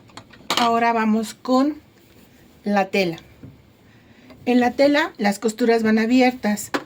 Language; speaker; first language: Spanish; native; Spanish